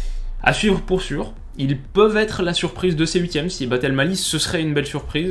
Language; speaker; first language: French; native; French